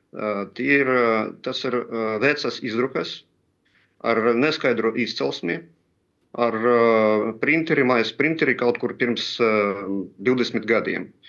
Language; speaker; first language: Latvian; non-native, local second language; Russian